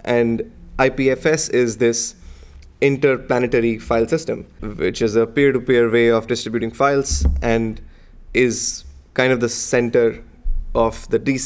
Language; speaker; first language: English; non-native, local second language; Hindi